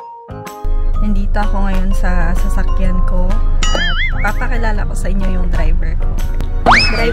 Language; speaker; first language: Filipino; native; Filipino